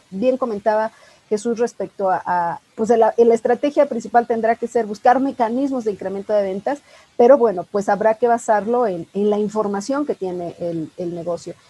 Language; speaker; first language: Spanish; native; Spanish